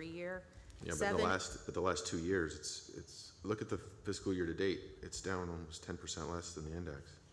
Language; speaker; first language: English; native; English